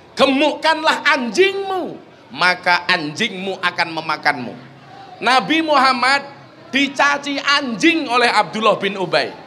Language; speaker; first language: Indonesian; non-native, local second language; Javanese